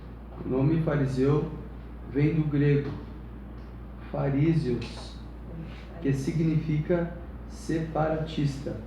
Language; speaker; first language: Portuguese; native; Portuguese